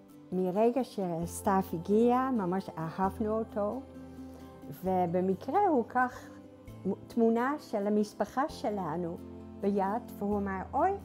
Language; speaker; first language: Hebrew; non-native, learner; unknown